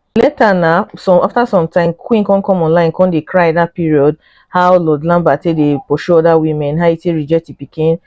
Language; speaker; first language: Nigerian Pidgin; native; Nigerian Pidgin